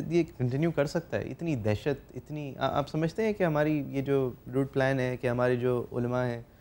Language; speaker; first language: Urdu; native; Urdu